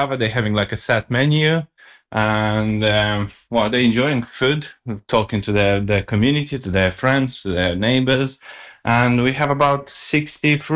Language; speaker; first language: English; non-native, fluent; Romanian